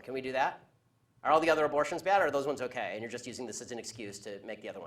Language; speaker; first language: English; native; English